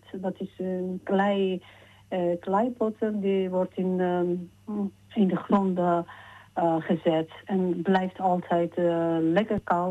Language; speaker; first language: Dutch; non-native, learner; Georgian